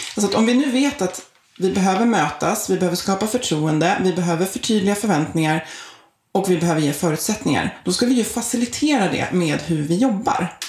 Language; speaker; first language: Swedish; native; Swedish